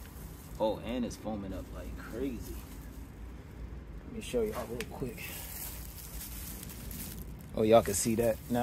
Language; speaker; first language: English; native; English